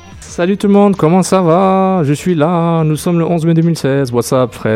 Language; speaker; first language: French; native; French